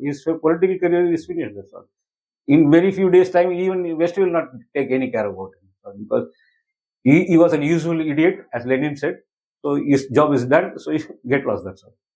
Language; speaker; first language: English; non-native, local second language; Tamil